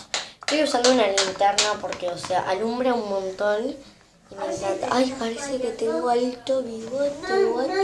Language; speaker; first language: Spanish; native; Spanish